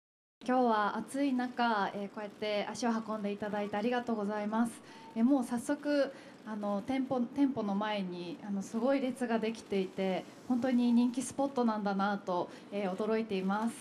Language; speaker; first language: Japanese; native; Japanese